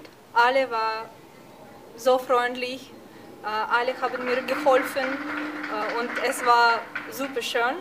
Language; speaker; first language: German; non-native, learner; Russian